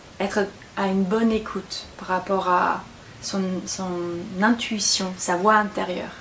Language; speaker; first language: French; non-native, fluent; German